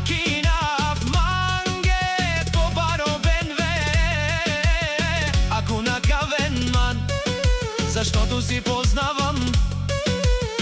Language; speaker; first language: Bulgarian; non-native, local second language; Romany